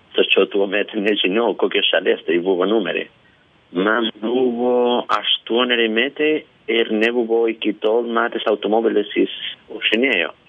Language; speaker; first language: Lithuanian; non-native, learner; Spanish